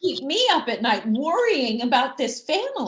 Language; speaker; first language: English; native; English